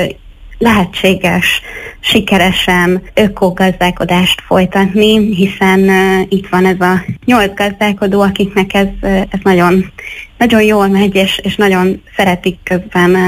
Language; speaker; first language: Hungarian; native; Hungarian